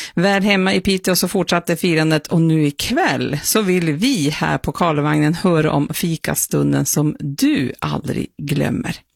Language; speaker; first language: Swedish; native; Swedish